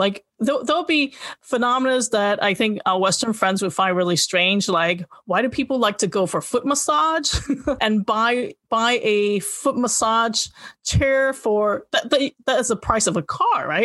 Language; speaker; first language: English; non-native, local second language; Cantonese